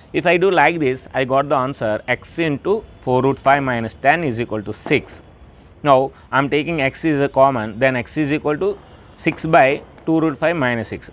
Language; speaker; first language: English; non-native, local second language; Telugu